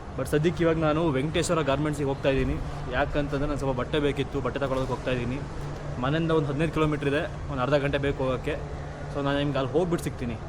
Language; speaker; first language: Kannada; native; Kannada